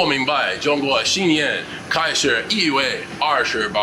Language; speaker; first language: Chinese; non-native, learner; English